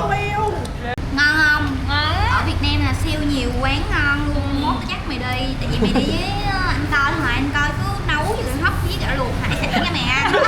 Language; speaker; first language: Vietnamese; non-native, fluent; Korean